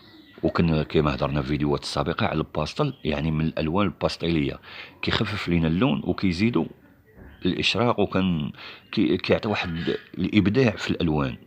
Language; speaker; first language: Arabic; native; Arabic